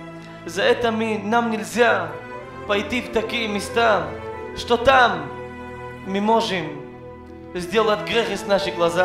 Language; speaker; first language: Russian; non-native, learner; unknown